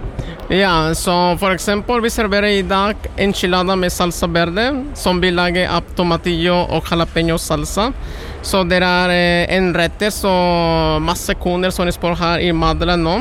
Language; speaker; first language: Norwegian; non-native, learner; Spanish